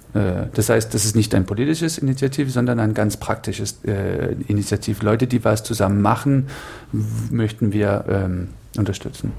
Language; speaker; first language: German; non-native, learner; Danish